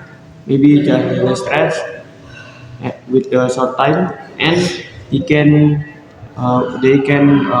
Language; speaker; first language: English; non-native, learner; Indonesian